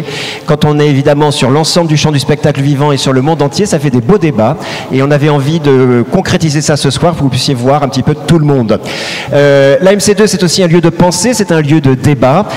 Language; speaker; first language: French; native; French